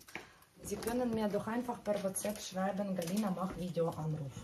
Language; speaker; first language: German; non-native, fluent; Russian